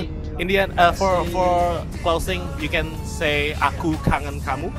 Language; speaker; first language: English; non-native, learner; Indonesian